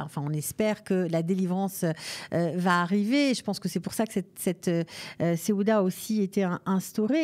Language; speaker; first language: French; native; French